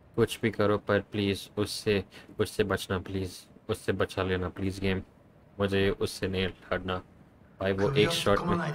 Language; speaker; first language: Hindi; non-native, local second language; English